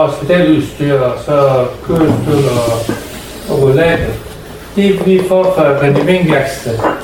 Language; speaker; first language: Danish; non-native, learner; Persian